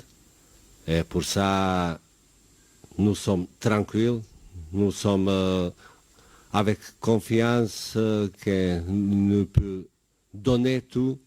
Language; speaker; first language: French; non-native, learner; Bosnian